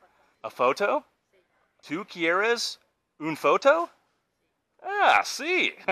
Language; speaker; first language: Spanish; non-native, learner; English